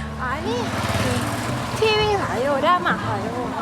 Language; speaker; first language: Korean; non-native, learner; Thai